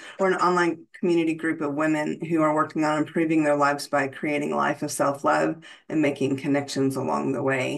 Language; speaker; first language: English; native; English